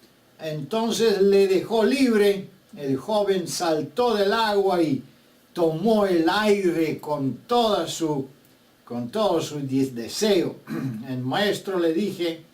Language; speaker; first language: Spanish; non-native, fluent; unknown